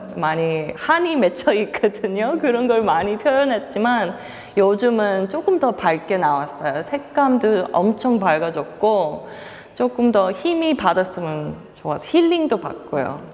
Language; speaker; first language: Korean; early bilingual, heritage; Korean